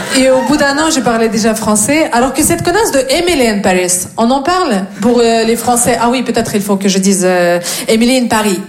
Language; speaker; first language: French; non-native, fluent; Russian